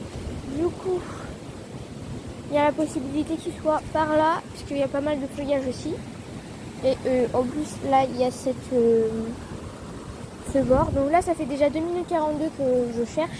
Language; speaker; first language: French; native; French